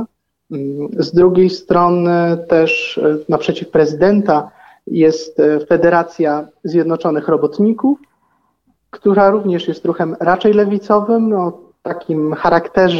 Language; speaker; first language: Polish; native; Polish